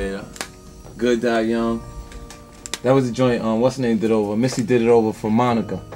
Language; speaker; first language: English; native; English